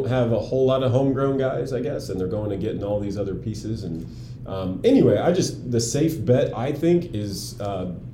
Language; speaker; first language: English; native; English